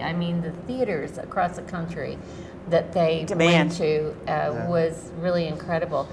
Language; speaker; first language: English; native; English